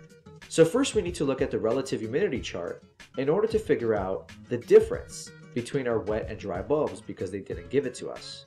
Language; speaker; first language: English; native; English